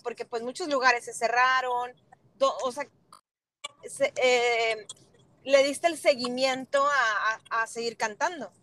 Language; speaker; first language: Spanish; native; Spanish